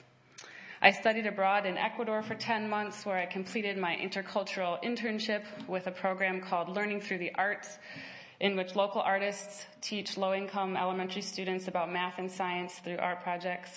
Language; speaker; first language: English; native; English